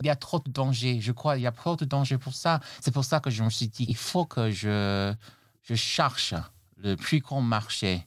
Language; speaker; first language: French; non-native, fluent; Chinese